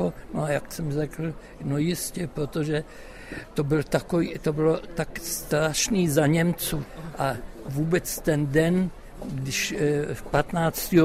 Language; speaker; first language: Czech; non-native, local second language; German